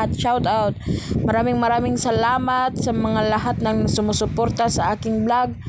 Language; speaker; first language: Filipino; non-native, local second language; Cebuano